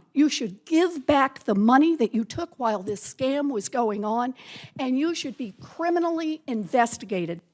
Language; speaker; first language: English; native; English